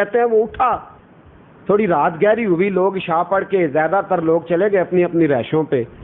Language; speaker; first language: Urdu; non-native, local second language; Punjabi